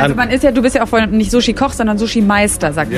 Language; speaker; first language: German; native; German